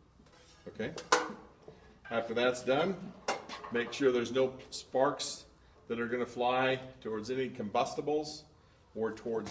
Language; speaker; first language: English; native; English